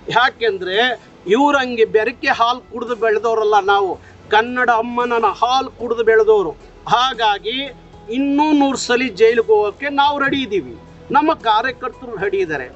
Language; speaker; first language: Kannada; native; Kannada